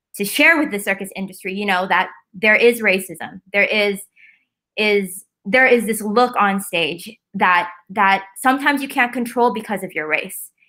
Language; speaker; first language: English; native; English